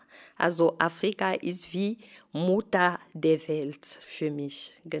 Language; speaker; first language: German; non-native, fluent; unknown